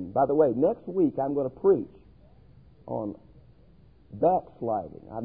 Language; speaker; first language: English; native; English